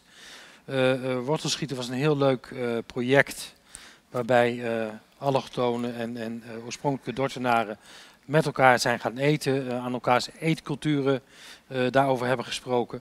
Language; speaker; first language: Dutch; native; Dutch